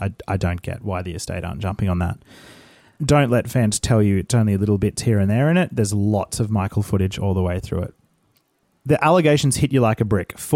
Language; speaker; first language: English; native; English